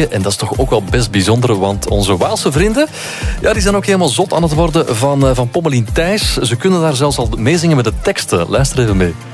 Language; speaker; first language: Dutch; native; Dutch